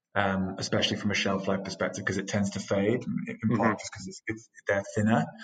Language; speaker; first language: English; native; English